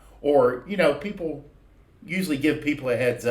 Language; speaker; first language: English; native; English